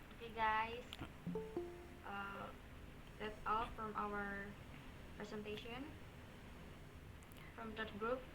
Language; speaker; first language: English; non-native, learner; Indonesian